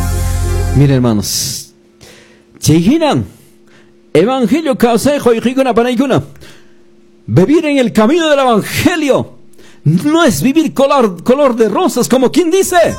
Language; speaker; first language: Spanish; non-native, local second language; Quechua